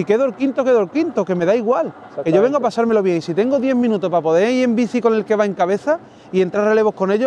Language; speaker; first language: Spanish; native; Spanish